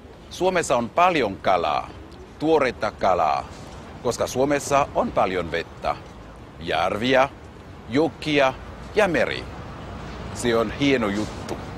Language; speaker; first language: Finnish; non-native, fluent; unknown